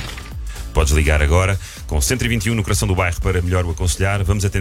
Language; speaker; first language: Portuguese; native; Portuguese